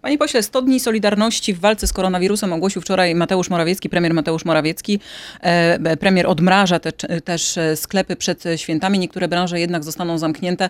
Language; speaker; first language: Polish; native; Polish